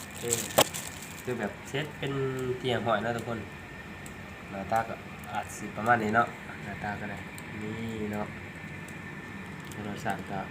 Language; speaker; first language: Thai; non-native, local second language; Northeastern Thai